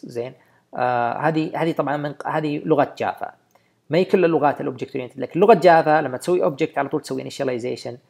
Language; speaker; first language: Arabic; native; Arabic